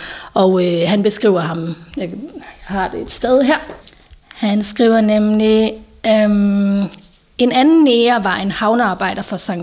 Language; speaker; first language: Danish; native; Danish